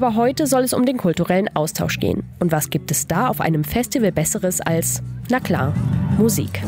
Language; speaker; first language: German; native; German